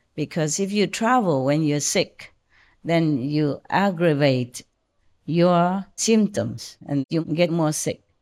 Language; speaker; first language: English; non-native, fluent; Vietnamese